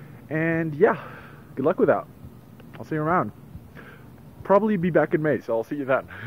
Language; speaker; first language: English; non-native, fluent; Arabic